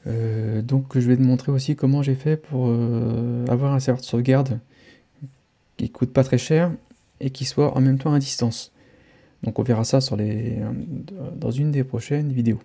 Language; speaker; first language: French; native; French